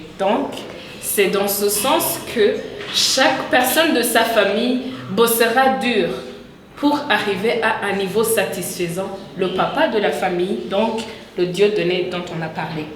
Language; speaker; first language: French; non-native, local second language; Rundi